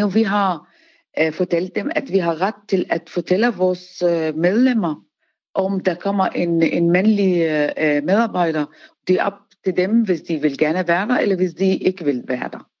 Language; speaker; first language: Danish; non-native, learner; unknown